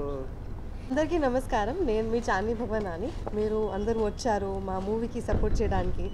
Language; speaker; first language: Telugu; non-native, learner; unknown